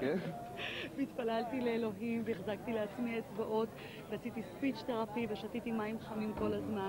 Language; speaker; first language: Hebrew; native; Hebrew